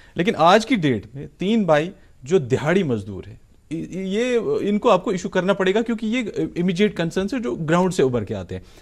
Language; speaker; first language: Hindi; non-native, local second language; Kashmiri